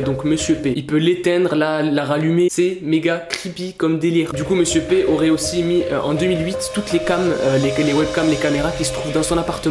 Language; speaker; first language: French; native; French